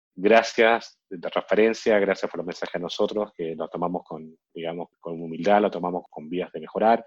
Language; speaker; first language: Spanish; native; Spanish